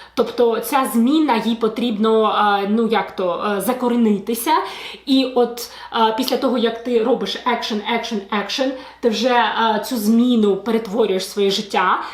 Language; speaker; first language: Ukrainian; non-native, local second language; Russian